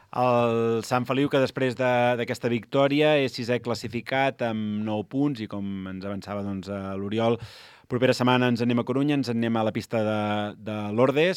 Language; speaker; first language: Catalan; native; Catalan